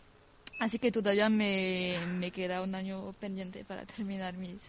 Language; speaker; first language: Spanish; non-native, fluent; French